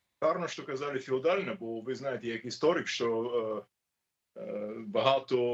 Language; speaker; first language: Ukrainian; non-native, learner; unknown